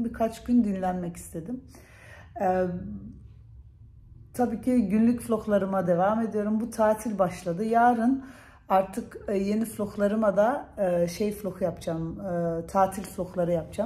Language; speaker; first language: Turkish; early bilingual, heritage; Turkish